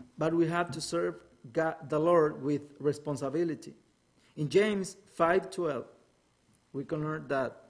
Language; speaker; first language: English; non-native, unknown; Spanish